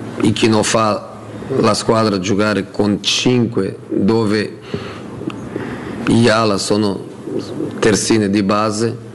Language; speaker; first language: Italian; non-native, fluent; Portuguese